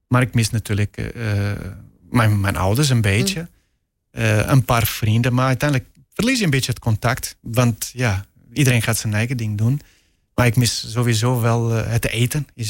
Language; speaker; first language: Dutch; non-native, fluent; Portuguese